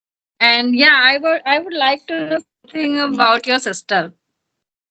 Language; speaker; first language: English; non-native, learner; Hindi